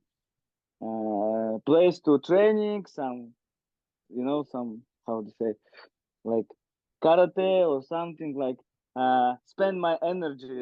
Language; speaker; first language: English; non-native, learner; Russian